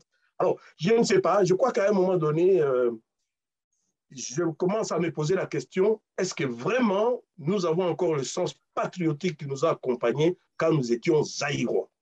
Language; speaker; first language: French; non-native, local second language; Luba-Lulua